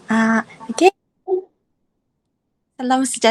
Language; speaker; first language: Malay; non-native, fluent; Japanese